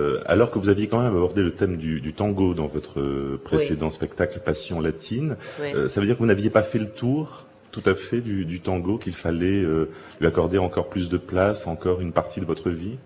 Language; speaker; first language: French; native; French